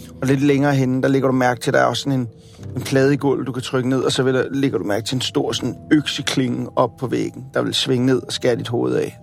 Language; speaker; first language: Danish; native; Danish